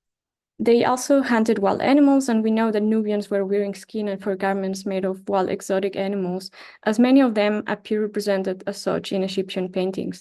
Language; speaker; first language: English; non-native, fluent; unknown